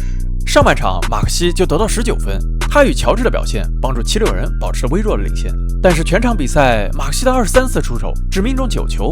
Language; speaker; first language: Chinese; native; Chinese